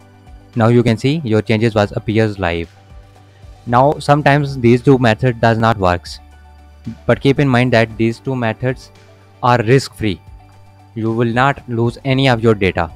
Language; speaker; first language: English; non-native, fluent; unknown